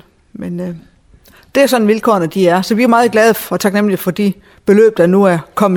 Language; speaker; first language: Danish; native; Danish